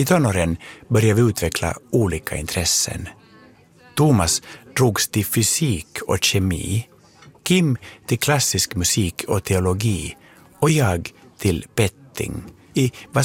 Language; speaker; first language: Swedish; native; Swedish